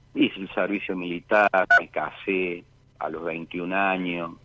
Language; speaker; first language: Spanish; native; Spanish